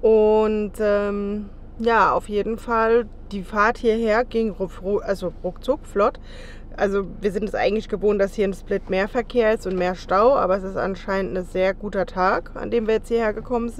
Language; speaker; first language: German; native; German